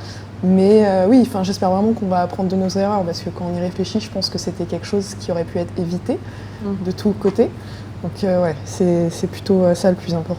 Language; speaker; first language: French; native; French